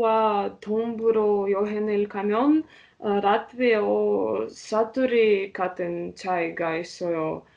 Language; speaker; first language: Korean; non-native, learner; Latvian